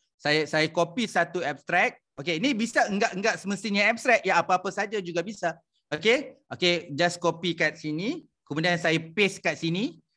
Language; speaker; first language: Malay; native; Malay